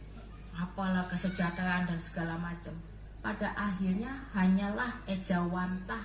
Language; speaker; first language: Indonesian; native; Indonesian